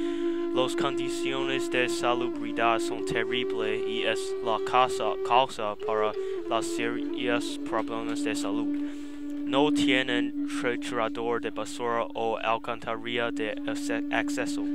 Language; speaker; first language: Spanish; non-native, learner; English